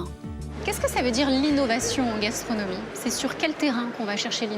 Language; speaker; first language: French; native; French